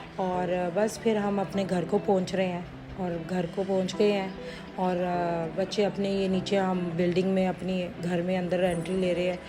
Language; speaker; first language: Urdu; native; Urdu